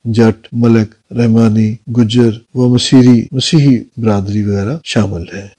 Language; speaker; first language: Urdu; native; Urdu